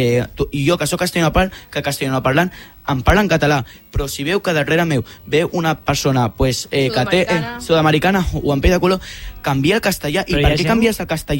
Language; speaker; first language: Catalan; non-native, local second language; Spanish